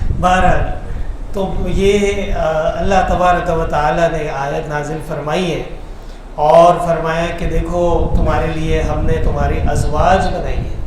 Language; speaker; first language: Urdu; non-native, local second language; Pashto